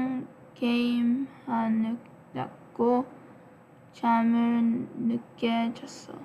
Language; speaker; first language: Korean; non-native, learner; English